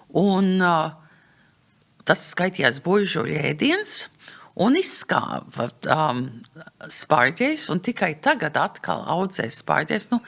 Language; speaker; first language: Latvian; early bilingual, heritage; English